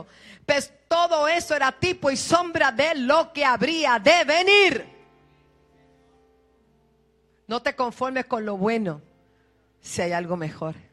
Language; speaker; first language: Spanish; native; Spanish